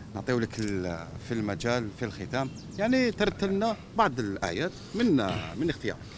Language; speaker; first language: Arabic; native; Arabic